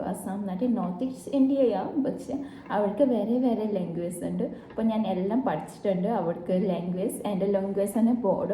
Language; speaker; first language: Malayalam; non-native, learner; Bodo